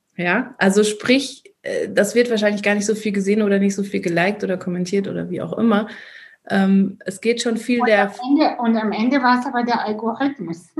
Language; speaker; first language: German; native; German